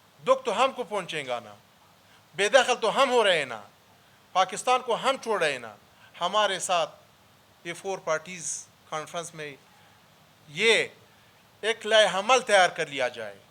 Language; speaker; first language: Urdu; early bilingual, other home language; Pashto